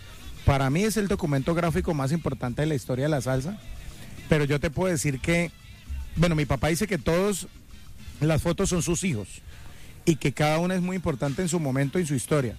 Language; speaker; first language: Spanish; native; Spanish